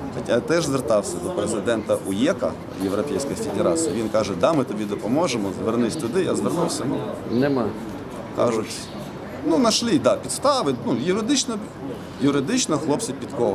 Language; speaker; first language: Ukrainian; native; Ukrainian